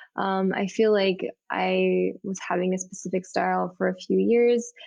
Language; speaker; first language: English; native; English